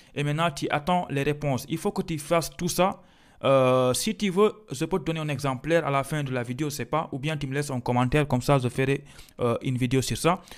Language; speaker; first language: French; non-native, local second language; Fula